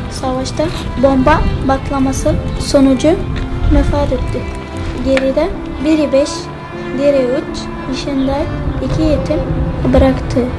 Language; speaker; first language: Turkish; early bilingual, other home language; Arabic